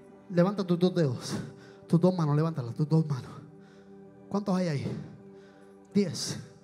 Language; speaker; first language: Spanish; native; Spanish